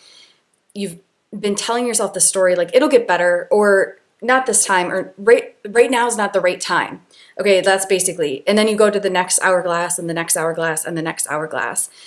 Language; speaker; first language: English; native; English